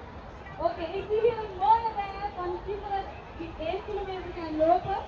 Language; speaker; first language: Dutch; non-native, learner; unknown